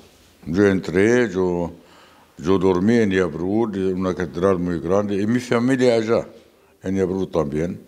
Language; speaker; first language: Spanish; non-native, fluent; Arabic